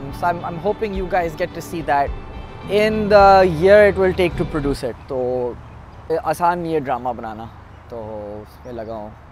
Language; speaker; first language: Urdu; native; Urdu